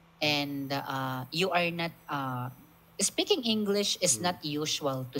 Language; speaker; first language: English; non-native, local second language; Filipino